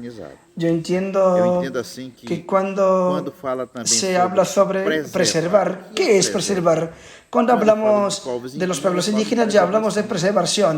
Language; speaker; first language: Spanish; non-native, fluent; Portuguese